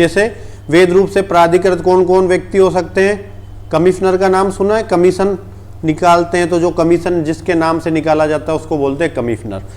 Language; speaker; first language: Hindi; native; Hindi